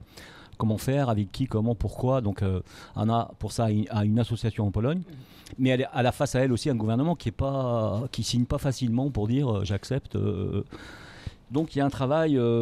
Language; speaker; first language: French; native; French